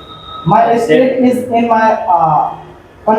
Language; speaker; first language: English; non-native, learner; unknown